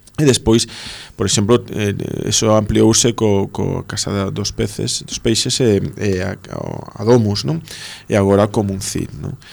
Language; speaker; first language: Galician; non-native, local second language; Spanish